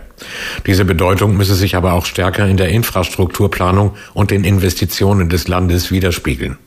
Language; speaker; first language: German; native; German